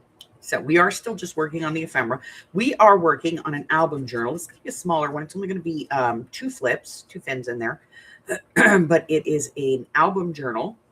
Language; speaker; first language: English; native; English